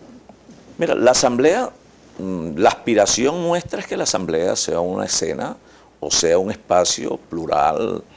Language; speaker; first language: Spanish; native; Spanish